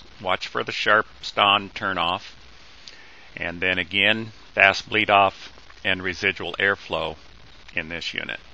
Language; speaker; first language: English; native; English